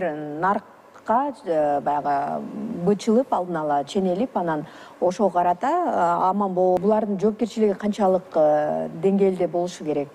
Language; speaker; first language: Kyrgyz; native; Kyrgyz